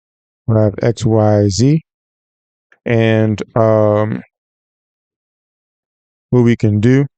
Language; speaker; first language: English; native; English